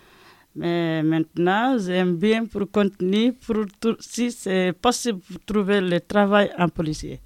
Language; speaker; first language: French; non-native, learner; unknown